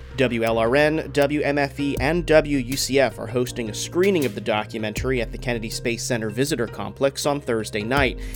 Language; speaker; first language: English; native; English